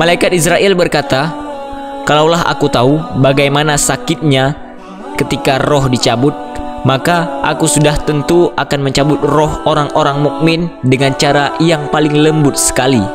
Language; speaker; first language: Indonesian; native; Indonesian